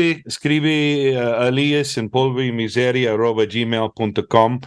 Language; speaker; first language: Spanish; early bilingual, heritage; Spanish